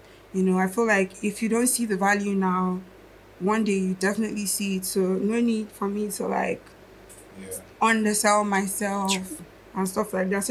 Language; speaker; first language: English; non-native, local second language; Igbo